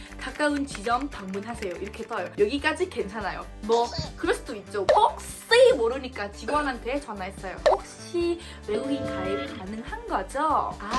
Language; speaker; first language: Korean; non-native, fluent; Thai